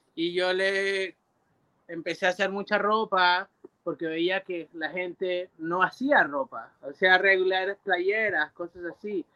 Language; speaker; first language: Spanish; early bilingual, heritage; Spanish